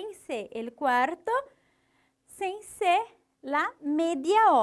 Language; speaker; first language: Spanish; non-native, fluent; Portuguese